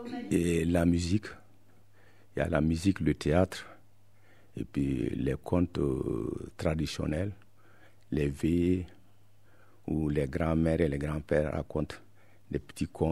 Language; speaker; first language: French; non-native, local second language; Bambara